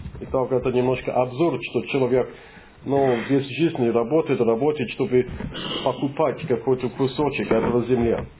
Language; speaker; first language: Russian; non-native, fluent; English